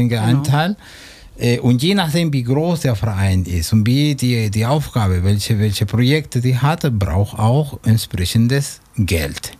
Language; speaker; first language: German; non-native, fluent; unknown